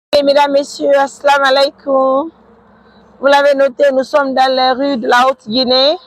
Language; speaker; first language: French; non-native, local second language; Mandingo